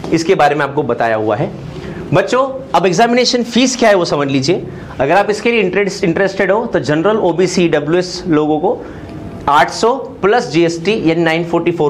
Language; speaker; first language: Hindi; non-native, local second language; Marathi